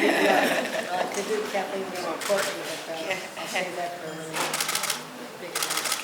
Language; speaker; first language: English; native; English